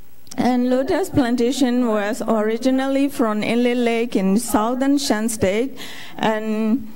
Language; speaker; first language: English; non-native, fluent; Burmese